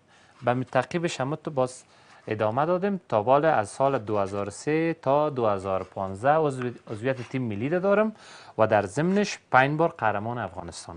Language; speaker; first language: Persian; native; Persian